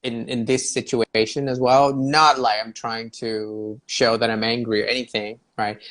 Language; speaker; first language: English; non-native, fluent; Thai